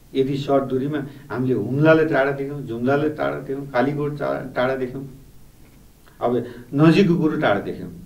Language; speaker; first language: Nepali; native; Nepali